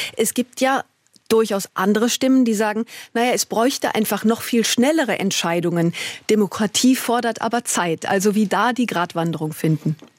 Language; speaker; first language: German; native; German